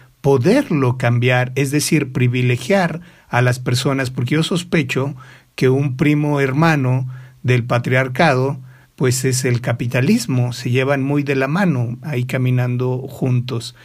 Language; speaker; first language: Spanish; native; Spanish